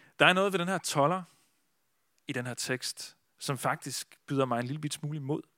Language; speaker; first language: Danish; native; Danish